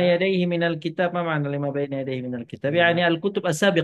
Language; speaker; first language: Arabic; non-native, fluent; Indonesian